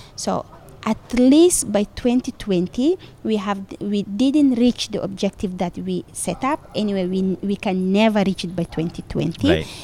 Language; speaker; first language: English; non-native, fluent; Fula